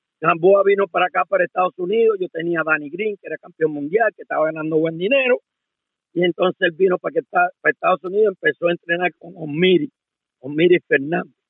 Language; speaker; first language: Spanish; native; Spanish